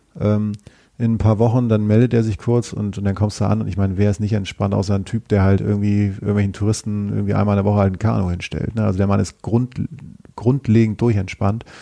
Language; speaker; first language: German; native; German